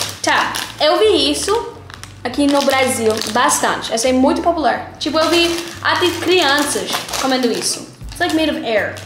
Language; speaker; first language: Portuguese; non-native, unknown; English